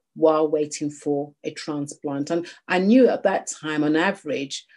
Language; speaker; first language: English; native; English